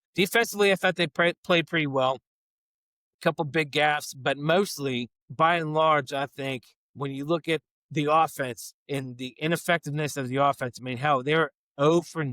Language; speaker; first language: English; native; English